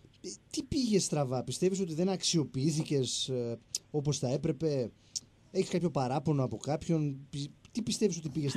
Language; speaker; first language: Greek; native; Greek